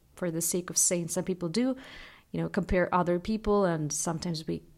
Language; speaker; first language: English; non-native, fluent; Russian